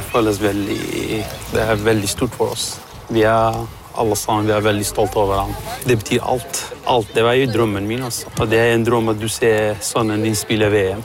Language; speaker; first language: Norwegian; non-native, fluent; Arabic